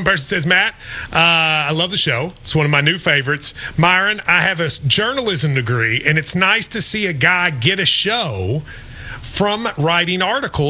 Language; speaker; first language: English; native; English